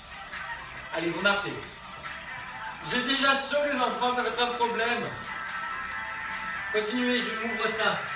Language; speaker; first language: French; native; French